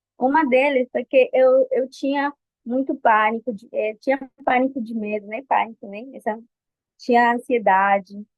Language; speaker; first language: Portuguese; non-native, fluent; Spanish